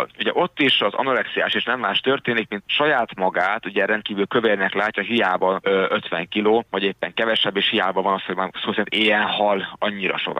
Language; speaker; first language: Hungarian; native; Hungarian